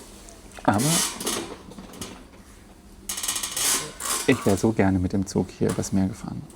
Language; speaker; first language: German; native; German